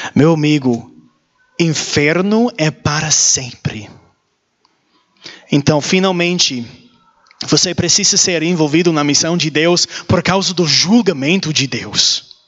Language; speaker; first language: Portuguese; non-native, learner; English